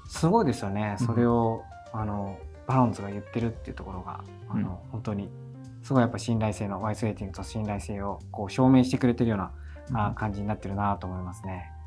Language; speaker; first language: Japanese; native; Japanese